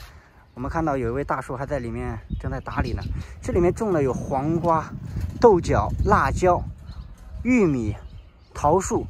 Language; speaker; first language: Chinese; native; Chinese